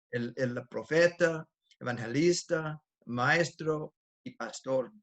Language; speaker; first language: Spanish; non-native, fluent; English